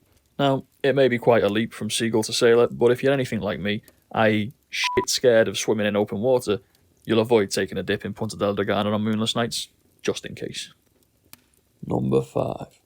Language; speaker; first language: English; native; English